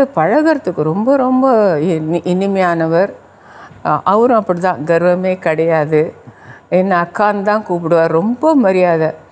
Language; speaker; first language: Tamil; native; Tamil